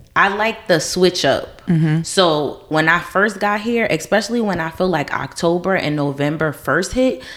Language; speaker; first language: English; native; English